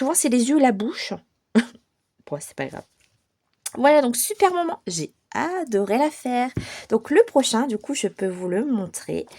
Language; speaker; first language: French; native; French